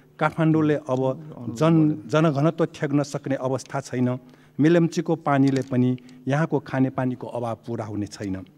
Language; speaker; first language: Nepali; non-native, local second language; Newari